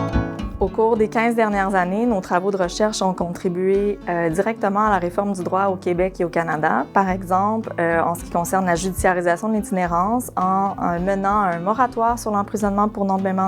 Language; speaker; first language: French; native; French